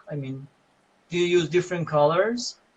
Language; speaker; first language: English; non-native, fluent; Persian